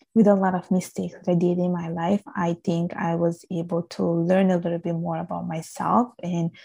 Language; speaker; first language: English; non-native, fluent; Italian